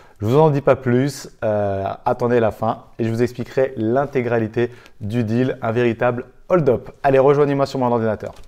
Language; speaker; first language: French; native; French